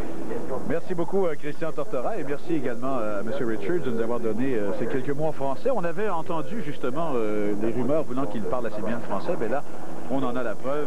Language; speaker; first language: French; native; French